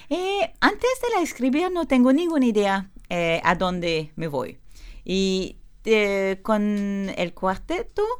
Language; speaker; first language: Spanish; non-native, learner; French